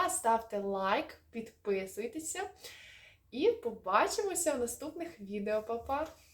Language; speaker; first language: Ukrainian; non-native, local second language; Russian